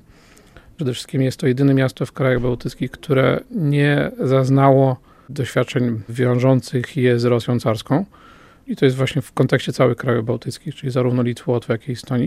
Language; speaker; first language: Polish; native; Polish